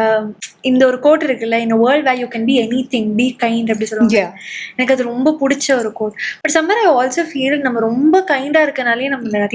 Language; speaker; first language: Tamil; native; Tamil